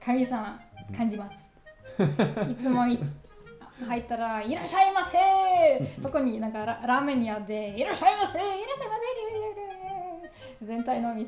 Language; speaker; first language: Japanese; non-native, learner; German